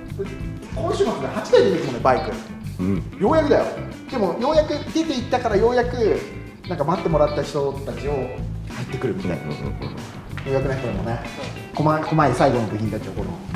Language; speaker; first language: Japanese; native; Japanese